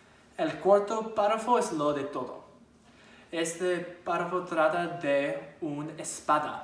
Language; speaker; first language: Spanish; non-native, learner; English